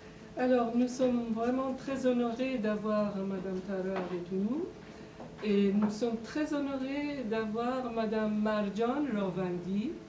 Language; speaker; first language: French; non-native, fluent; Persian